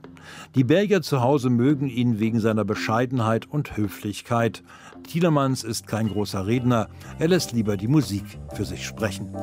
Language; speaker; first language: German; native; German